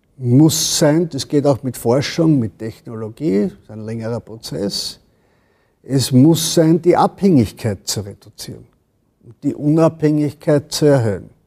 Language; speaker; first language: German; native; German